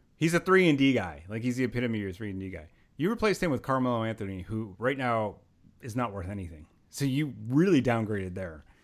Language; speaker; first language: English; native; English